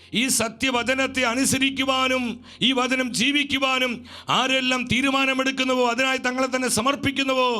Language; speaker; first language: Malayalam; native; Malayalam